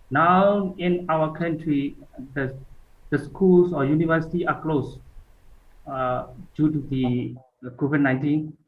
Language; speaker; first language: English; non-native, learner; Burmese